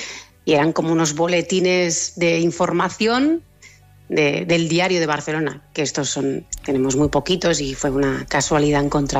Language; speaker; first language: Spanish; native; Spanish